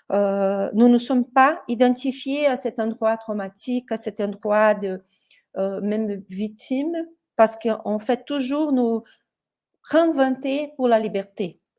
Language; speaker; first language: French; non-native, fluent; Portuguese